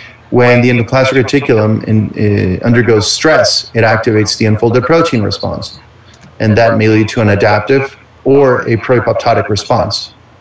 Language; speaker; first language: English; early bilingual, other home language; Spanish